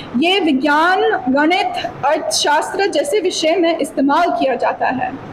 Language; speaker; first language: Hindi; non-native, fluent; English